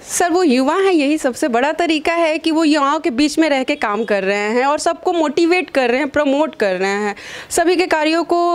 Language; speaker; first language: Hindi; native; Hindi